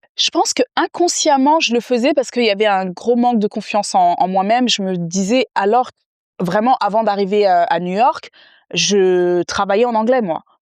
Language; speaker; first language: French; early bilingual, other home language; Wolof